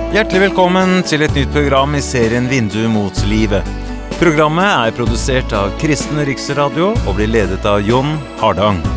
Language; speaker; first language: Norwegian; native; Norwegian